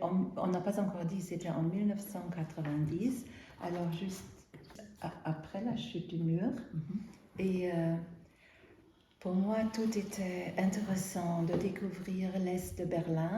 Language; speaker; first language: French; non-native, fluent; German